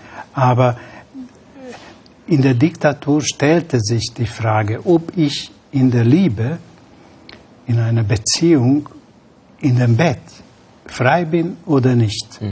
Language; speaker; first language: German; non-native, fluent; Hungarian